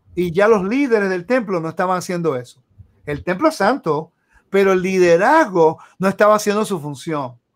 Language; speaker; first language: Spanish; early bilingual, heritage; Spanish